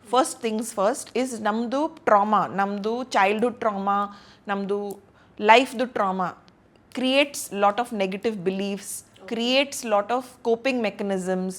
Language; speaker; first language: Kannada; non-native, local second language; Hindi